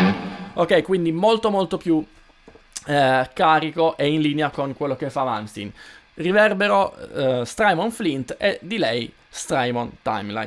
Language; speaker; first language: Italian; native; Italian